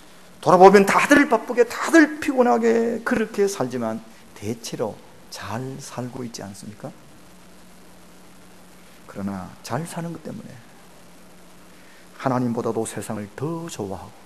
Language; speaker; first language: Korean; native; Korean